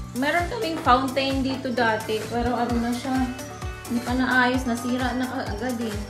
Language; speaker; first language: Filipino; native; Filipino